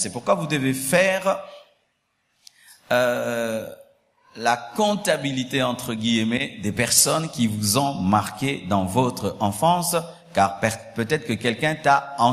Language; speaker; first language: French; non-native, local second language; Lingala